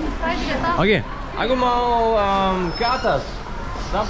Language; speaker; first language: Indonesian; non-native, learner; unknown